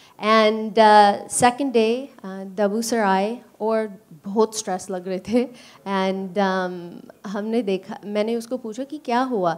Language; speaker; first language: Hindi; early bilingual, heritage; English